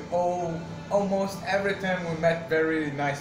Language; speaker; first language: English; non-native, fluent; French